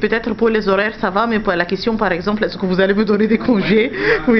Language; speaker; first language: French; non-native, learner; Arabic